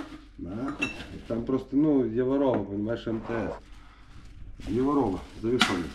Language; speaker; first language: Russian; native; Russian